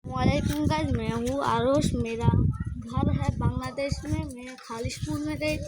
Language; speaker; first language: Hindi; non-native, learner; Bangla